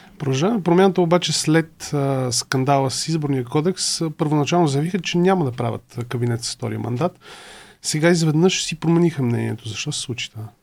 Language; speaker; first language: Bulgarian; native; Bulgarian